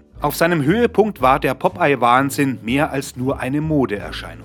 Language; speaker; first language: German; native; German